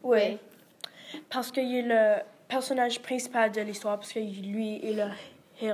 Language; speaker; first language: French; non-native, learner; English